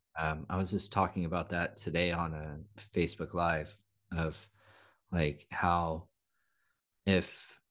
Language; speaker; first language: English; native; English